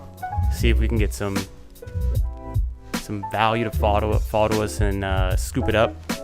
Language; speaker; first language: English; native; English